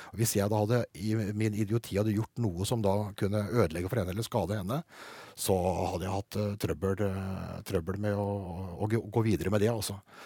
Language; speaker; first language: Norwegian; native; Norwegian